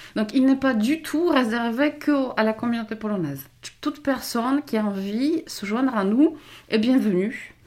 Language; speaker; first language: French; non-native, fluent; Polish